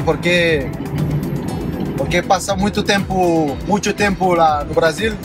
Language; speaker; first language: Portuguese; non-native, learner; Spanish